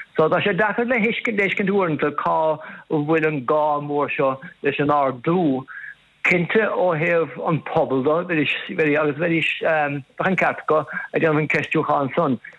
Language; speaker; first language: Irish; native; Irish